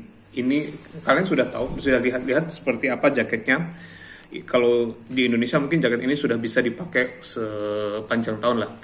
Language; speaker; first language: Indonesian; non-native, local second language; Javanese